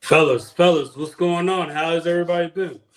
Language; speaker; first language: English; native; English